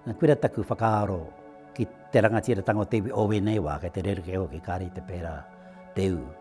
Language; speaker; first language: Māori; native; Māori